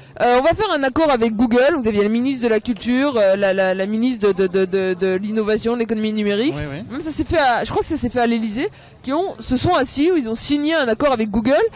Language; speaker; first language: French; native; French